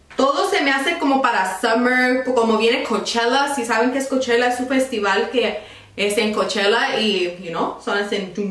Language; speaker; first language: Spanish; early bilingual, other home language; English